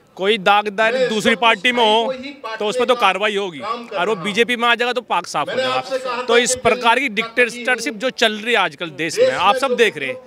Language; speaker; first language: Hindi; native; Hindi